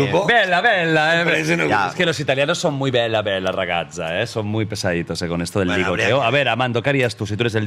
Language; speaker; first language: Spanish; native; Spanish